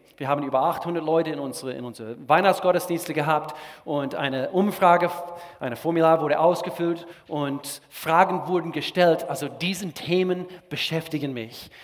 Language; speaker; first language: German; non-native, fluent; English